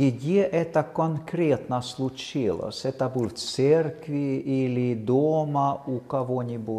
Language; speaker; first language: Russian; non-native, fluent; Swedish